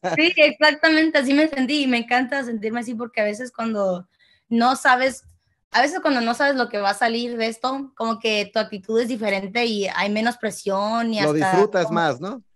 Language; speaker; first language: Spanish; early bilingual, heritage; Spanish